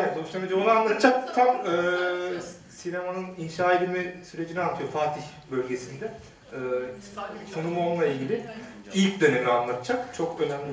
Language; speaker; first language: Turkish; native; Turkish